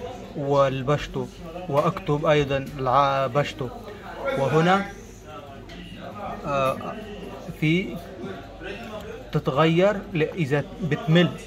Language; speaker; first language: Arabic; non-native, fluent; Pashto